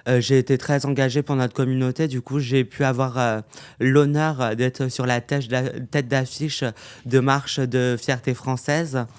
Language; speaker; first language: French; native; French